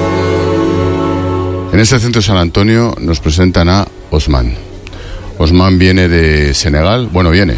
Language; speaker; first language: Spanish; native; Spanish